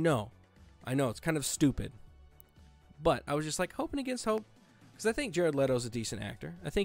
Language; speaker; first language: English; native; English